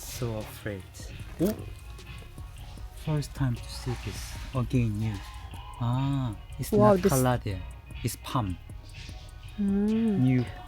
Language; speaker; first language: English; non-native, learner; Korean